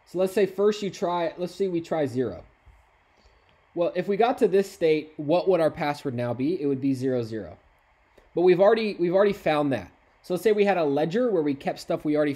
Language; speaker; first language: English; native; English